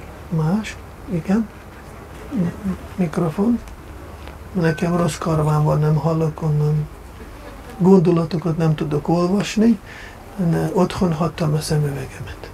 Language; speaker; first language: Hungarian; non-native, fluent; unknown